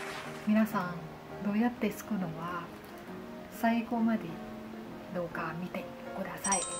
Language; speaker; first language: Japanese; non-native, learner; Lao